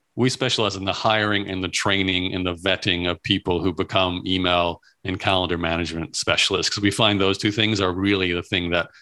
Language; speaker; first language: English; native; English